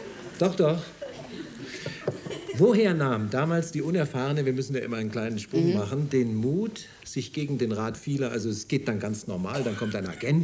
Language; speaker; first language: German; native; German